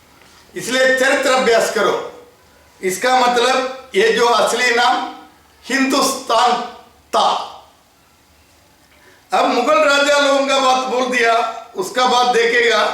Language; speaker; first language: Hindi; non-native, local second language; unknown